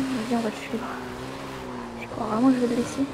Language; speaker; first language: French; native; French